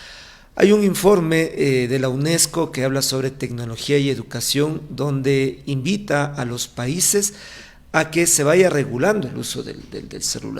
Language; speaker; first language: Spanish; native; Spanish